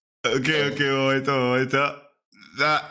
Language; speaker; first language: German; native; German